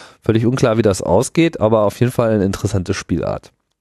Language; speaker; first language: German; native; German